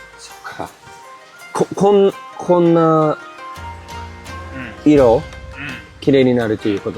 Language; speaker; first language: Japanese; non-native, fluent; English